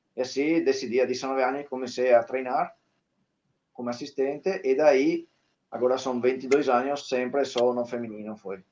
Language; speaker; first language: Portuguese; non-native, learner; Italian